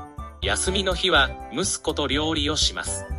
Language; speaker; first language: Japanese; non-native, learner; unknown